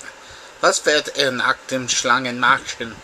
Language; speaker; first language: German; non-native, learner; English